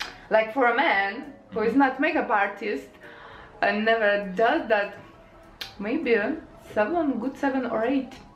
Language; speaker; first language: English; non-native, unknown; Lithuanian